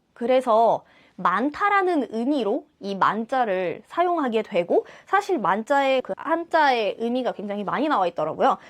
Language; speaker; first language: Korean; non-native, fluent; Russian